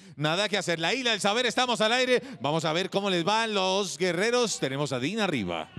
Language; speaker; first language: Spanish; native; Spanish